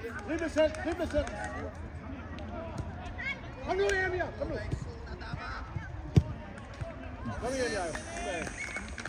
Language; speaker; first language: Danish; native; Danish